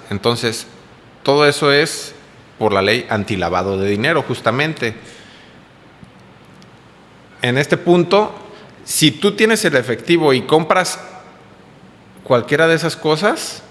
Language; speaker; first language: Spanish; native; Spanish